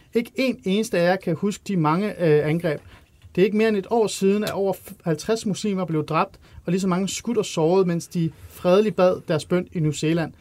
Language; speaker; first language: Danish; early bilingual, other home language; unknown